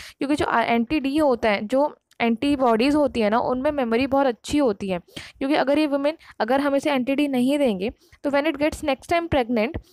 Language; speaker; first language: Hindi; native; Hindi